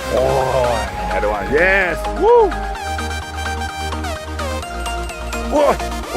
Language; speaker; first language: English; non-native, learner; Thai